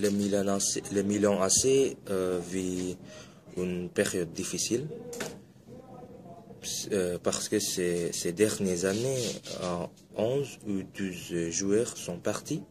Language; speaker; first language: French; non-native, fluent; Indonesian